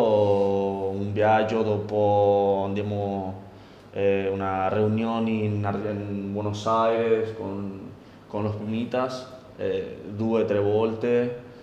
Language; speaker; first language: Italian; non-native, learner; Spanish